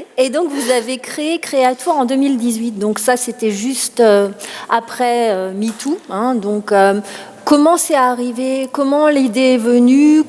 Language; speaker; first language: French; native; French